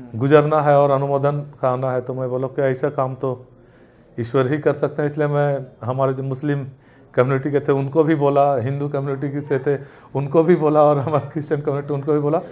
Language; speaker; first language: Hindi; native; Hindi